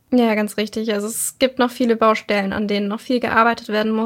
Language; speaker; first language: German; native; German